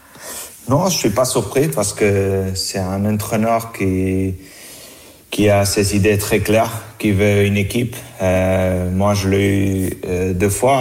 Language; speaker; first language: French; non-native, fluent; Spanish